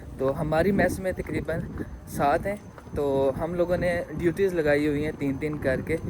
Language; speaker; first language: Urdu; non-native, local second language; Punjabi